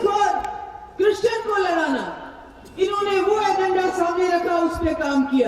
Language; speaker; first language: Urdu; non-native, local second language; Kashmiri